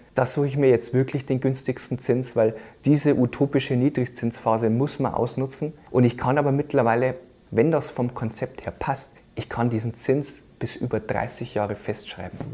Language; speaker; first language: German; native; German